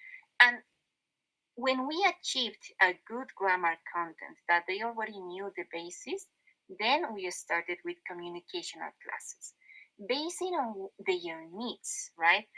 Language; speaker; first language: English; non-native, fluent; Spanish